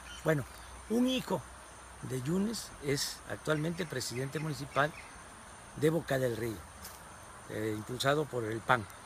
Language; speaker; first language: Spanish; native; Spanish